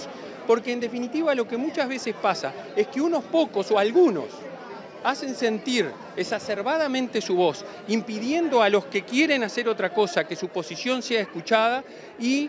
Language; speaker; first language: Spanish; native; Spanish